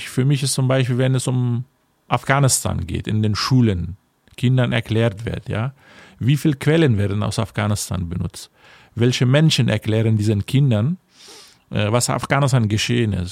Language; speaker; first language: German; non-native, fluent; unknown